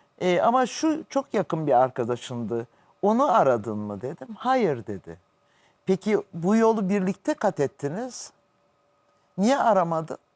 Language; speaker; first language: Turkish; native; Turkish